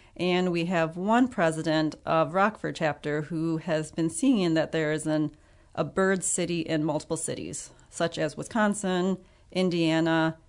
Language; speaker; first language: English; native; English